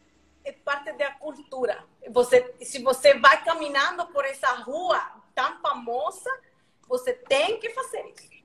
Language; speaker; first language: Portuguese; non-native, learner; Spanish